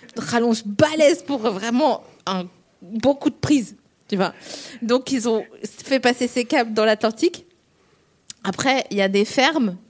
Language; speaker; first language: French; native; French